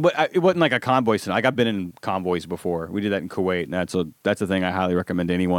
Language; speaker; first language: English; native; English